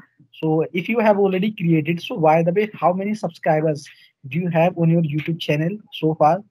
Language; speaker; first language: English; non-native, learner; Hindi